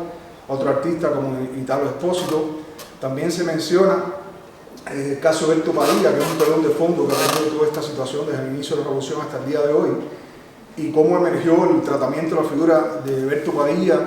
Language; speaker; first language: Spanish; native; Spanish